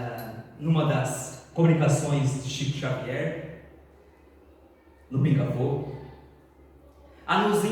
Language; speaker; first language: Portuguese; native; Portuguese